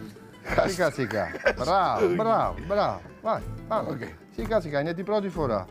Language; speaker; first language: Greek; non-native, learner; Italian